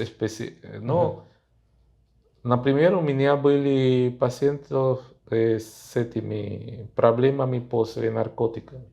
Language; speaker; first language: Russian; non-native, fluent; Spanish